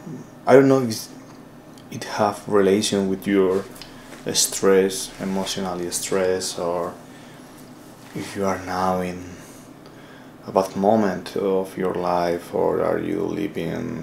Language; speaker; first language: English; non-native, learner; Spanish